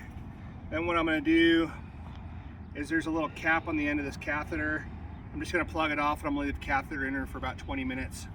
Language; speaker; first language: English; native; English